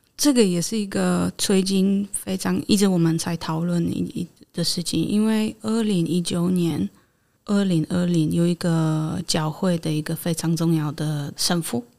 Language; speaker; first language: Chinese; non-native, fluent; Polish